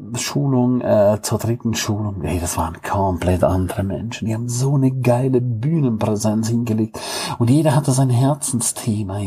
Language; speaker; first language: German; native; German